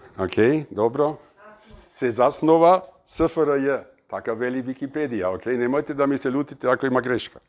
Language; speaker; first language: Macedonian; non-native, fluent; German